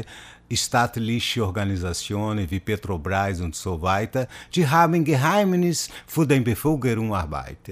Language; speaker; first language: German; non-native, fluent; Portuguese